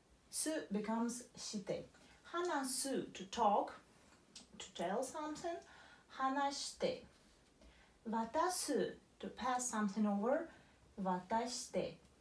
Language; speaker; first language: English; non-native, fluent; Russian